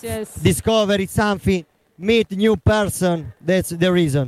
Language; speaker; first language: English; non-native, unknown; Italian